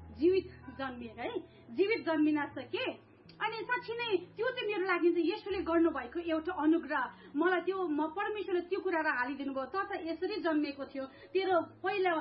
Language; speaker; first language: Nepali; native; Nepali